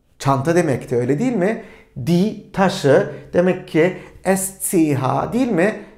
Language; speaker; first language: Turkish; native; Turkish